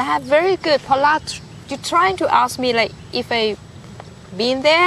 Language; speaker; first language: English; non-native, learner; Thai